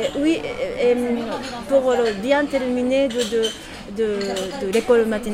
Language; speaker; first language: French; non-native, learner; Japanese